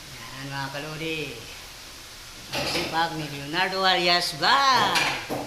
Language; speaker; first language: Filipino; native; Filipino